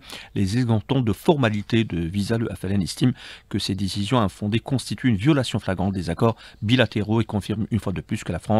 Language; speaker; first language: French; non-native, local second language; Arabic